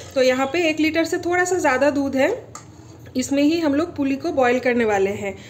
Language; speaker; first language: Hindi; non-native, local second language; Bangla